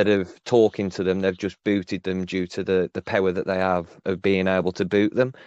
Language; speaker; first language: English; native; English